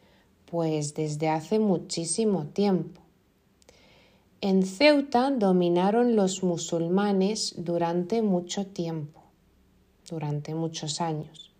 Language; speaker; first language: Spanish; non-native, fluent; Lithuanian